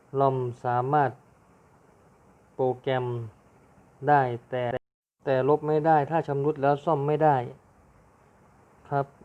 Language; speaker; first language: Thai; native; Thai